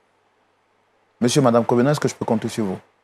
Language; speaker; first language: French; native; French